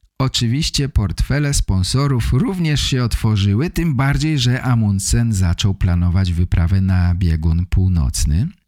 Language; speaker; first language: Polish; native; Polish